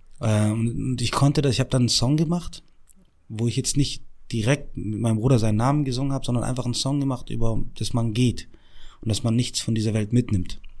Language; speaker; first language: German; early bilingual, other home language; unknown